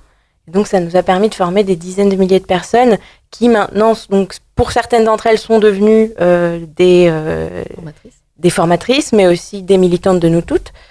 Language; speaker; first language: French; native; French